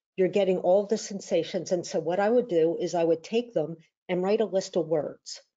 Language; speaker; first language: English; native; English